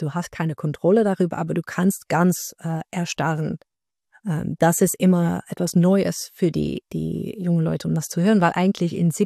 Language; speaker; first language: German; non-native, fluent; Dutch